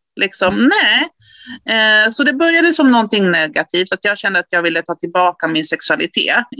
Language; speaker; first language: Swedish; early bilingual, other home language; Spanish